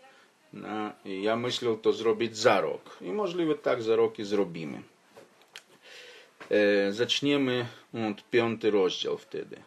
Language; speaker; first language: Polish; non-native, fluent; Ukrainian